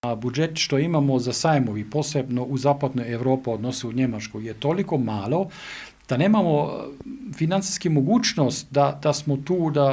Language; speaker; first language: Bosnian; non-native, learner; German